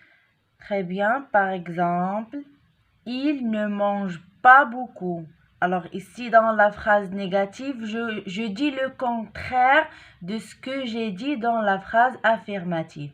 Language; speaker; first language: French; non-native, local second language; Arabic